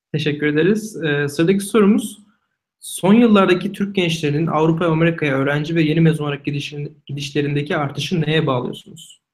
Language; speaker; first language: Turkish; native; Turkish